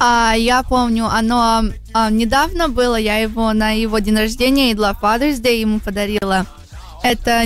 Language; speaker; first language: Russian; early bilingual, heritage; Russian